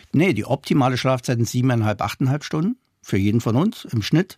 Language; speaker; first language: German; non-native, fluent; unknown